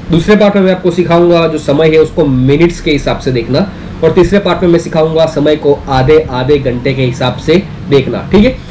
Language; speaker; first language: Hindi; native; Hindi